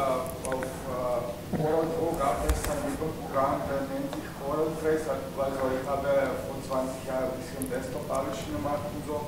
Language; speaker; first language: German; non-native, fluent; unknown